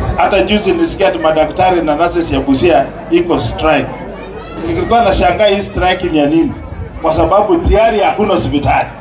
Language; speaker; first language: Swahili; non-native, local second language; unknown